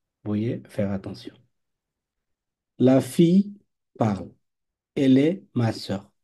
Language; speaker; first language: French; non-native, fluent; Bangla